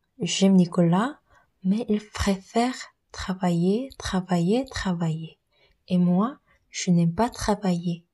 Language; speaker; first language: French; non-native, learner; Korean